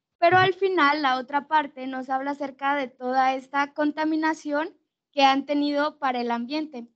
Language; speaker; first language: Spanish; native; Spanish